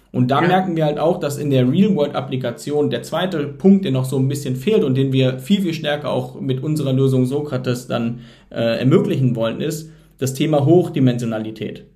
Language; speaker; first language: German; native; German